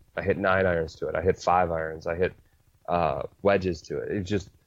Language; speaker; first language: English; native; English